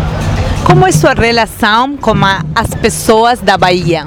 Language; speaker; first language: Portuguese; non-native, fluent; Spanish